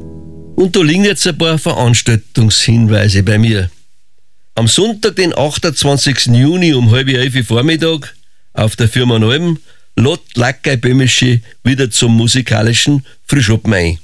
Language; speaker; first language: German; native; German